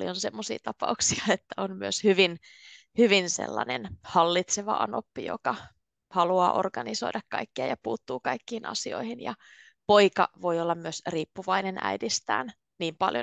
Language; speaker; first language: Finnish; native; Finnish